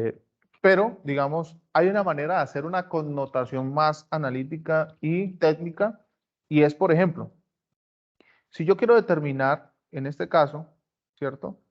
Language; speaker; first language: Spanish; native; Spanish